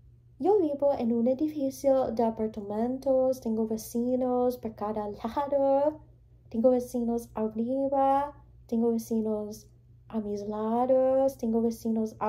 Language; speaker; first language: Spanish; early bilingual, heritage; English